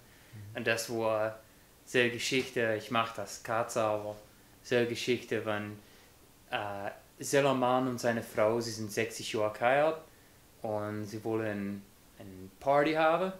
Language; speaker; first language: German; non-native, fluent; English